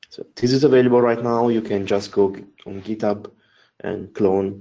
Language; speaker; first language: English; non-native, fluent; Italian